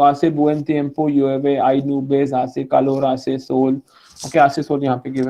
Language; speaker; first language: Spanish; non-native, fluent; Hindi